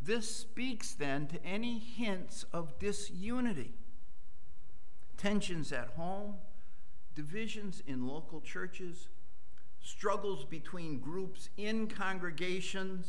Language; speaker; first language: English; native; English